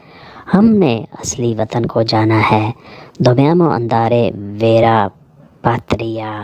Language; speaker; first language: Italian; non-native, learner; Urdu